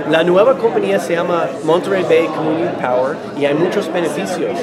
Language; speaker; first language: Spanish; non-native, learner; English